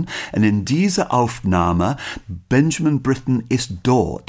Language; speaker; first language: German; non-native, fluent; English